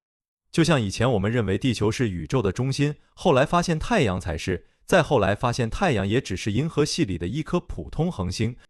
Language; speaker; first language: Chinese; native; Chinese